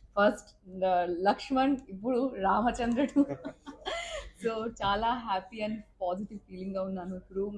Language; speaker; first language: Telugu; non-native, local second language; Bangla